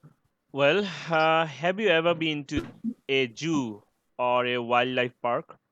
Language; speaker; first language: English; non-native, learner; Bangla